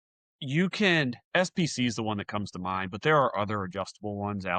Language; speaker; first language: English; native; English